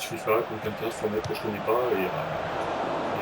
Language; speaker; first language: French; native; French